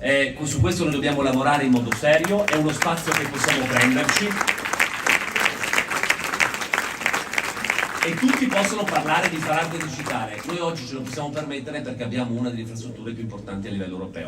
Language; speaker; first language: Italian; native; Italian